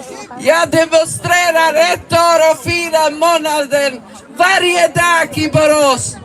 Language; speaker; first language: Swedish; non-native, learner; Somali